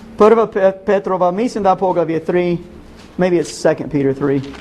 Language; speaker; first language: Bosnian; non-native, learner; English